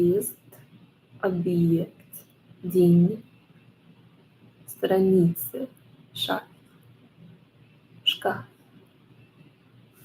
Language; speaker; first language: Russian; non-native, learner; English